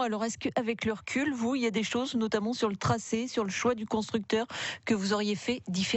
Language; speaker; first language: French; native; French